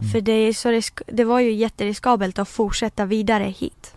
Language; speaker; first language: Swedish; early bilingual, other home language; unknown